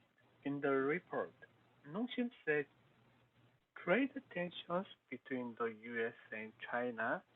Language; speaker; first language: English; non-native, learner; Korean